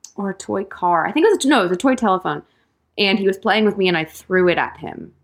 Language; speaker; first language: English; native; English